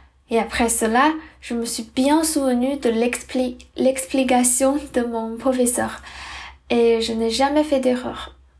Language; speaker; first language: French; non-native, fluent; Chinese